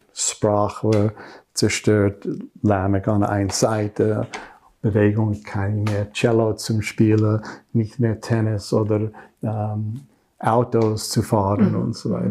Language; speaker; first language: German; non-native, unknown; English